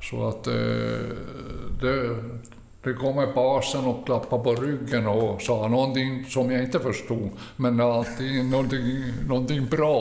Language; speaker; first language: Swedish; early bilingual, other home language; Finnish